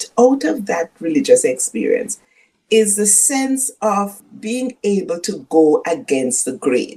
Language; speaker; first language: English; non-native, local second language; Jamaican Creole English